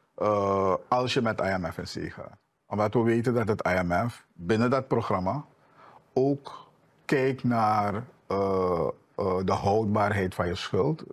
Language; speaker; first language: Dutch; native; Dutch